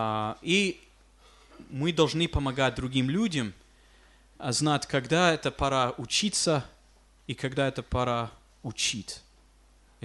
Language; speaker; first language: Russian; non-native, fluent; English